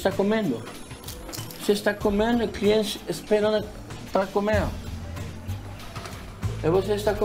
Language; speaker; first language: Portuguese; non-native, fluent; French